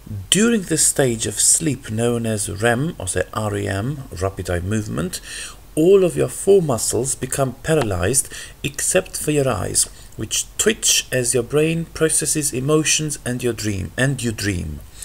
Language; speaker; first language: English; non-native, fluent; Albanian